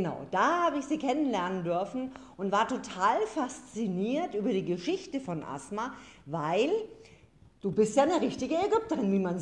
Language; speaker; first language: German; native; German